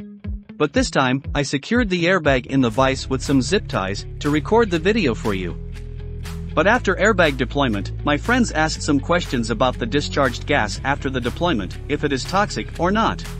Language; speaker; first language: English; non-native, fluent; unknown